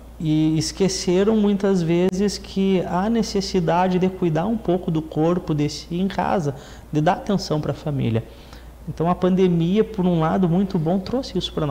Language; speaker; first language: Portuguese; native; Portuguese